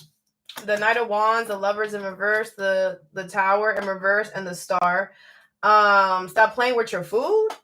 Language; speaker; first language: English; native; English